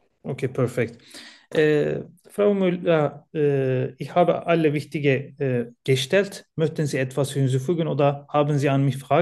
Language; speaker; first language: German; non-native, learner; Turkish